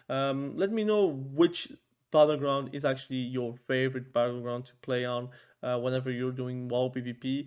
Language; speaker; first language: English; non-native, fluent; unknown